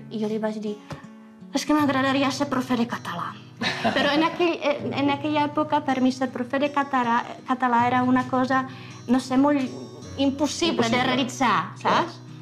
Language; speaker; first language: Catalan; non-native, fluent; Czech